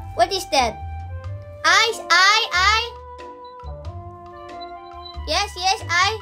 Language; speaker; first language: English; non-native, learner; Indonesian